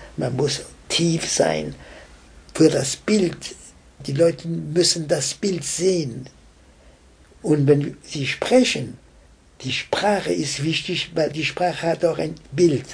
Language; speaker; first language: German; non-native, fluent; French